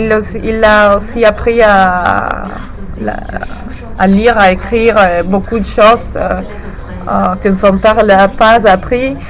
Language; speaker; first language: French; non-native, learner; English